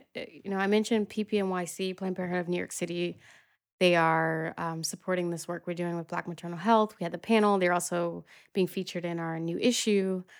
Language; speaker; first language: English; native; English